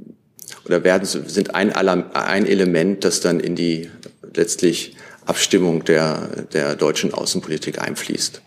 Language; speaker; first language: German; native; German